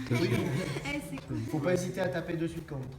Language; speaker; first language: French; native; French